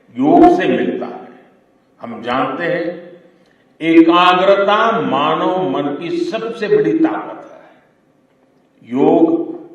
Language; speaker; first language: Hindi; non-native, local second language; Gujarati